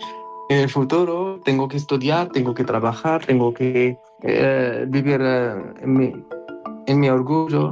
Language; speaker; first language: Spanish; non-native, learner; Arabic